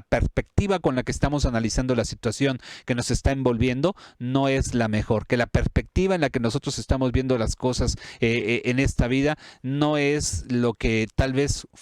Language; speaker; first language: Spanish; native; Spanish